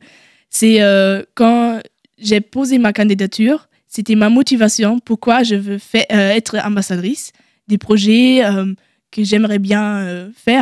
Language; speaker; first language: French; non-native, learner; German